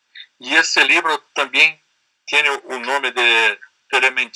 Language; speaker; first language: Spanish; non-native, learner; Portuguese